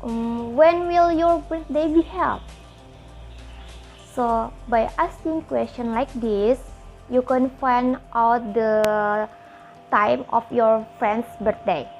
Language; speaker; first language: English; non-native, learner; Indonesian